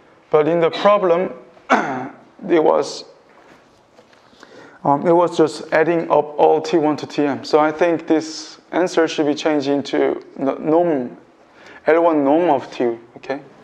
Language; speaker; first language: English; non-native, fluent; Korean